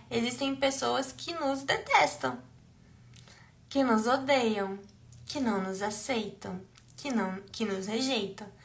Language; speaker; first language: Portuguese; native; Portuguese